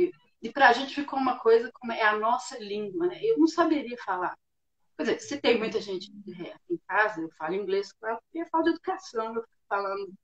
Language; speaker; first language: Portuguese; native; Portuguese